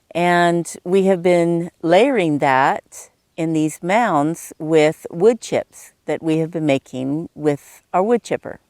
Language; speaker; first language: English; native; English